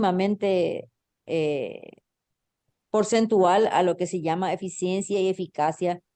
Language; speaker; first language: Spanish; native; Spanish